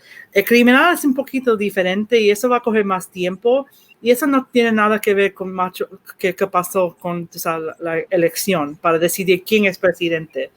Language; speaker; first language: Spanish; early bilingual, heritage; Spanish